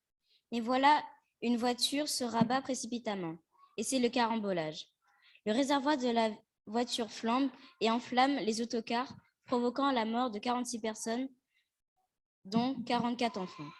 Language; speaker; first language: French; native; French